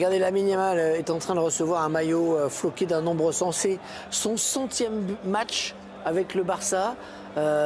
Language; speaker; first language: French; native; French